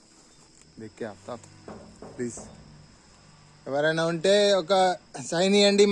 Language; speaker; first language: Telugu; non-native, local second language; Hindi